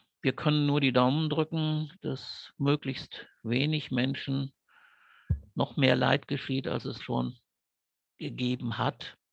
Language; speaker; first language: German; native; German